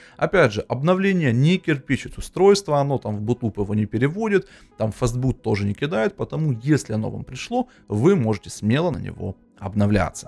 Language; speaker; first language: Russian; native; Russian